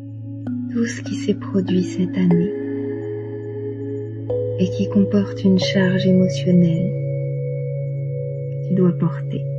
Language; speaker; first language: French; native; French